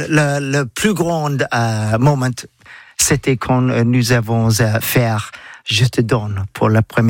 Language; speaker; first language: French; non-native, learner; English